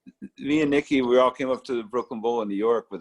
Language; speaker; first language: English; native; English